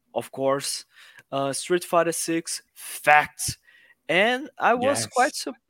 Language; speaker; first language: English; non-native, fluent; Portuguese